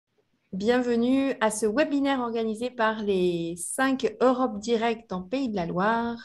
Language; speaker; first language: French; native; French